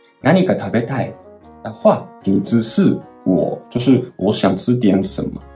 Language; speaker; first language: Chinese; non-native, fluent; Japanese